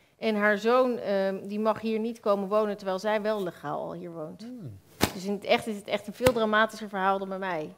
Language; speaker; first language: Dutch; native; Dutch